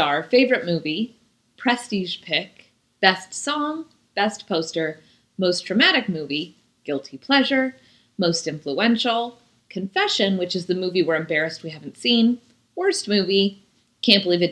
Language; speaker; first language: English; native; English